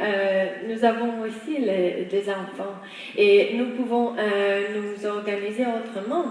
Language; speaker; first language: French; non-native, fluent; Estonian